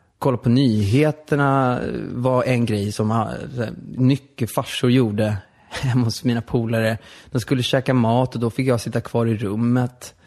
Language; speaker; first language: Swedish; native; Swedish